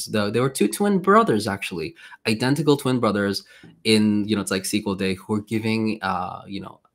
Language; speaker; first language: English; non-native, fluent; Swedish